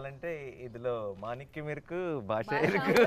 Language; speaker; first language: Telugu; native; Telugu